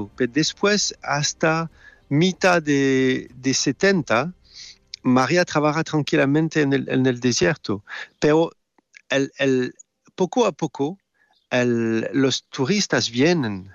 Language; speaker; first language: Spanish; non-native, learner; French